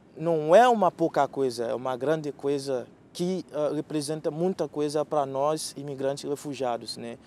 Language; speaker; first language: Portuguese; non-native, fluent; Haitian Creole